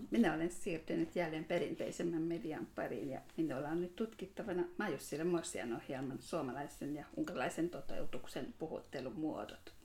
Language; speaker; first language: Finnish; non-native, fluent; Hungarian